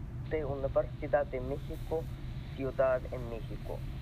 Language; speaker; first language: Spanish; non-native, learner; English